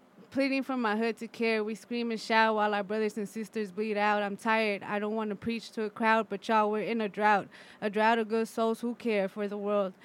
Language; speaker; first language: English; native; English